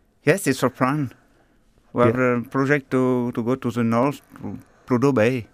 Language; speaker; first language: English; non-native, learner; French